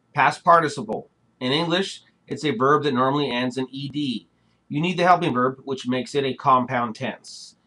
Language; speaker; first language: English; native; English